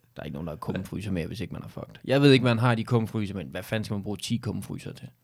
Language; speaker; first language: Danish; native; Danish